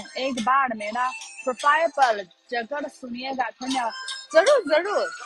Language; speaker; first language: Hindi; non-native, fluent; Chinese